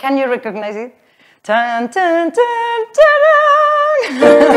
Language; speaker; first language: English; non-native, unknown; Spanish